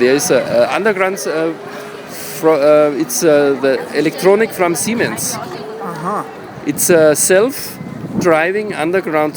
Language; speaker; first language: English; non-native, learner; German